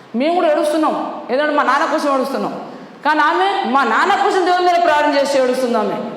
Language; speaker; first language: Telugu; non-native, local second language; Lambadi